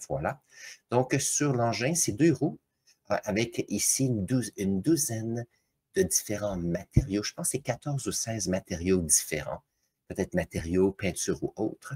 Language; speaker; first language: French; native; French